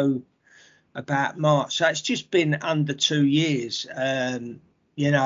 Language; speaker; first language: English; native; English